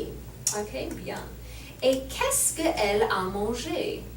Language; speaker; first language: French; non-native, learner; English